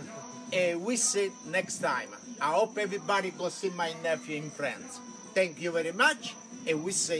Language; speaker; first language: English; non-native, learner; Italian